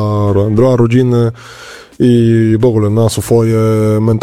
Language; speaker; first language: Polish; non-native, learner; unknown